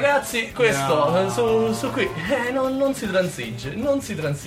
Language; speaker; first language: Italian; native; Italian